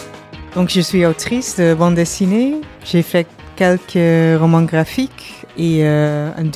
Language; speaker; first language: French; non-native, learner; Dutch